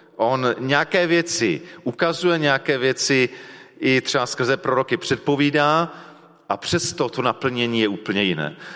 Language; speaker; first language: Czech; native; Czech